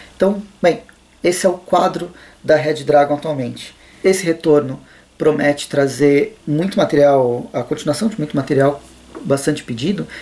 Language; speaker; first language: Portuguese; native; Portuguese